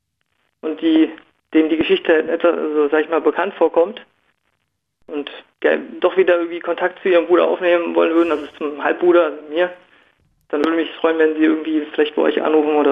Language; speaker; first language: German; native; German